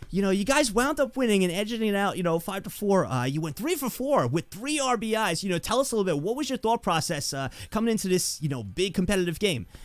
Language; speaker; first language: English; native; English